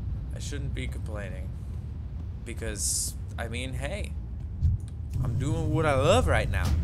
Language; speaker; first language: English; native; English